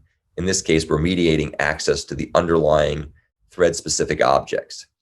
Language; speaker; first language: English; native; English